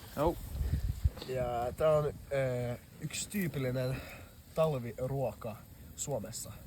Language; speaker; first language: Finnish; non-native, local second language; Swedish